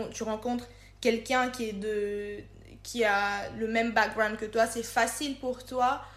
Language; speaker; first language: French; non-native, local second language; Lingala